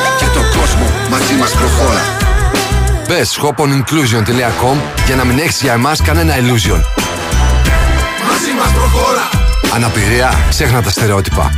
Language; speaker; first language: Greek; native; Greek